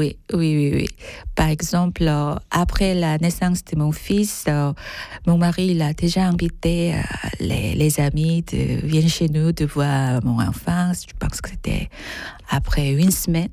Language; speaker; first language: French; non-native, fluent; Korean